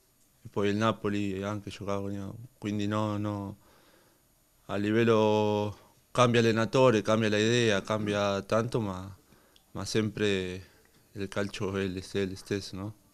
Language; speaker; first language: Italian; non-native, learner; Spanish